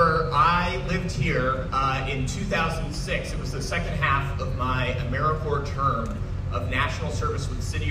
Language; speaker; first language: English; native; English